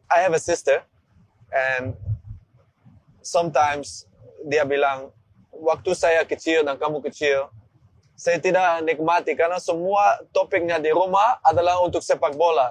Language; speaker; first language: Indonesian; non-native, learner; Dutch